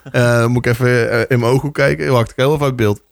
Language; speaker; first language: Dutch; native; Dutch